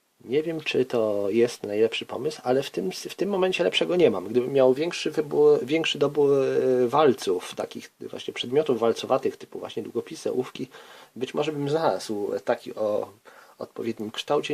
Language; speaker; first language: Polish; native; Polish